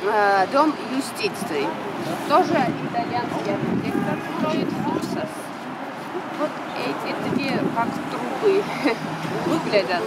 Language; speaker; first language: Russian; non-native, fluent; Georgian